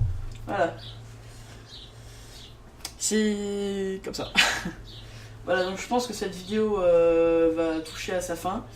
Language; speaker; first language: French; native; French